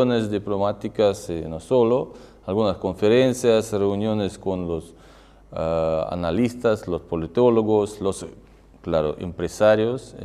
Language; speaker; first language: Spanish; non-native, fluent; Russian